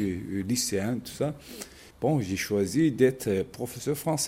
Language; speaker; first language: French; non-native, fluent; Turkish